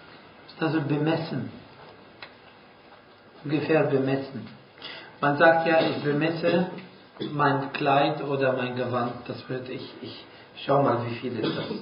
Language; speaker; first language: German; non-native, fluent; Arabic